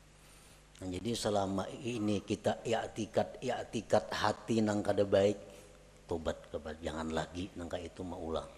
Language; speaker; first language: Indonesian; non-native, local second language; Banjar